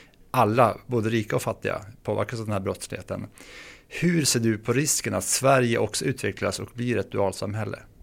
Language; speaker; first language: Swedish; native; Swedish